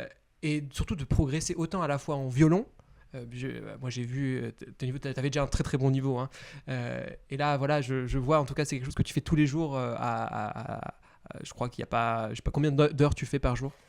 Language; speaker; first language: French; native; French